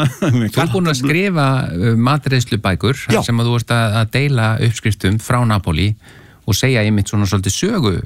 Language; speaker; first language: Icelandic; native; Icelandic